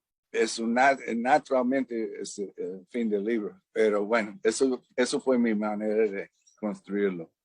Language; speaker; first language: Spanish; non-native, fluent; English